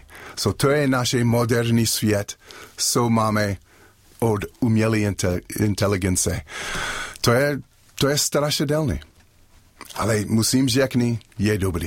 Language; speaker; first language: Czech; non-native, learner; English